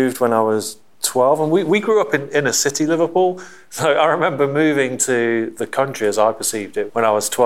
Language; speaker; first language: English; native; English